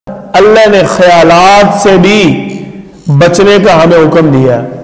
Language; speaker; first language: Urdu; non-native, local second language; Punjabi